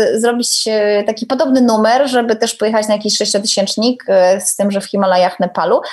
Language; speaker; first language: Polish; native; Polish